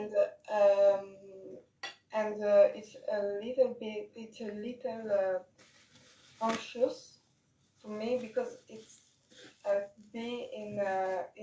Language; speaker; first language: English; non-native, learner; French